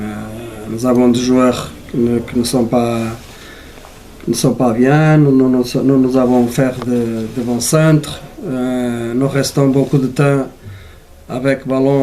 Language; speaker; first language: French; non-native, learner; Portuguese